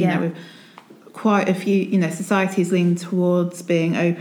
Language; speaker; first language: English; native; English